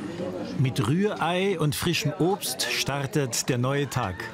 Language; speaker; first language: German; native; German